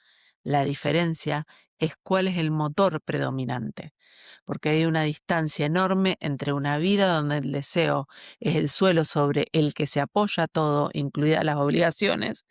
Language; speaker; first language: Spanish; native; Spanish